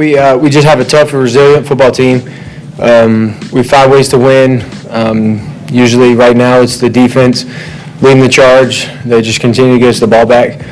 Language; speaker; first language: English; native; English